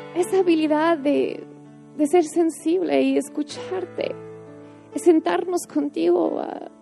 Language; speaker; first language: Spanish; non-native, fluent; English